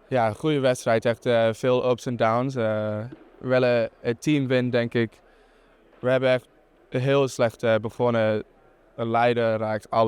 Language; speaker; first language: Dutch; non-native, fluent; English